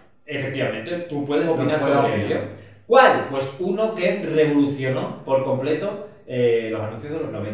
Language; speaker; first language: Spanish; native; Spanish